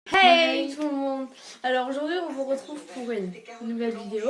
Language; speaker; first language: French; native; French